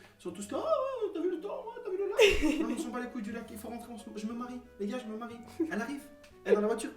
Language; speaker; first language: French; native; French